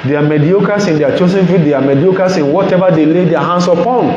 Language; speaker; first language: English; non-native, local second language; Yoruba